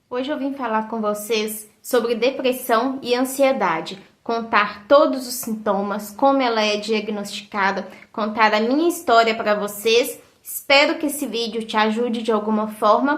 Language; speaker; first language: Portuguese; native; Portuguese